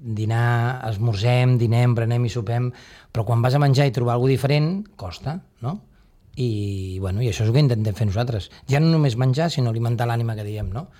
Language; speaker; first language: Catalan; native; Catalan